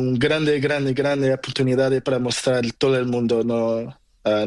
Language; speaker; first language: Spanish; non-native, learner; Portuguese